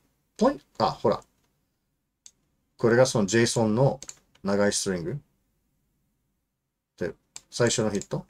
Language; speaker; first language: Japanese; non-native, fluent; English